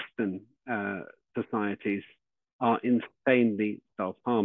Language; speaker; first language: English; native; English